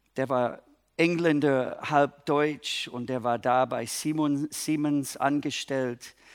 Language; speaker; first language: German; non-native, fluent; English